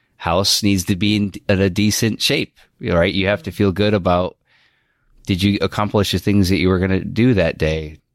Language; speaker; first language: English; native; English